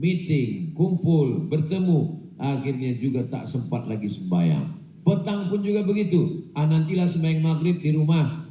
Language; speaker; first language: Malay; non-native, local second language; Minangkabau